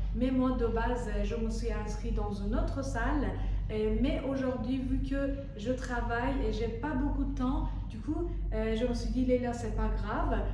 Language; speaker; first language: French; non-native, fluent; Persian